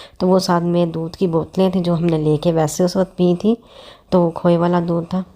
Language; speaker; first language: Urdu; non-native, local second language; Punjabi